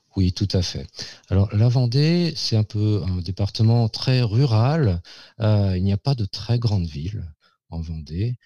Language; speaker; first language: French; native; French